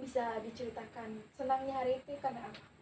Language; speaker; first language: Indonesian; native; Indonesian